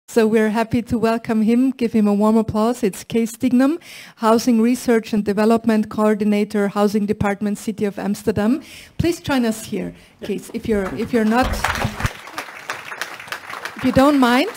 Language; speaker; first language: English; non-native, fluent; German